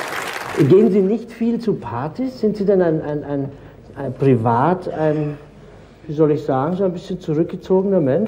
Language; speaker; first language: German; native; German